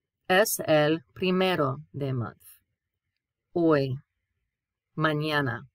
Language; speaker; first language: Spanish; non-native, fluent; English